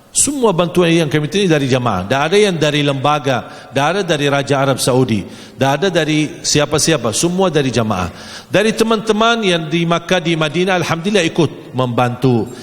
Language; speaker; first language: Malay; non-native, fluent; Arabic